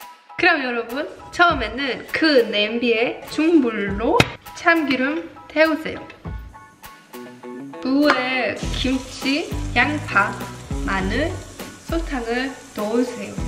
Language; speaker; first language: Korean; non-native, fluent; German